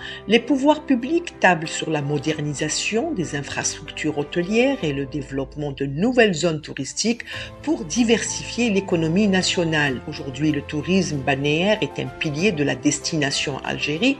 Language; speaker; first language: French; non-native, local second language; Arabic